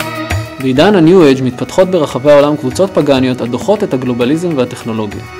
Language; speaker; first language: Hebrew; native; Hebrew